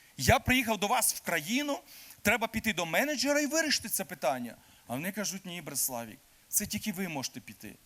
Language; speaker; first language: Ukrainian; native; Ukrainian